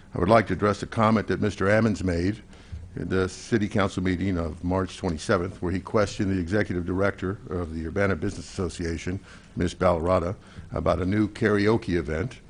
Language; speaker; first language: English; native; English